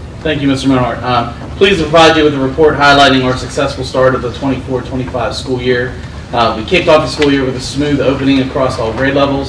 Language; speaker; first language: English; native; English